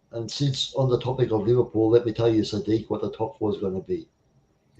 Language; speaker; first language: English; native; English